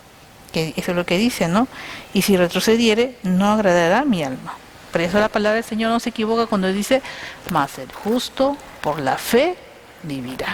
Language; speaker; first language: Spanish; native; Spanish